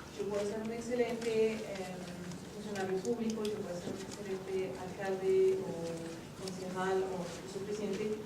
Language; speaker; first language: Spanish; non-native, fluent; French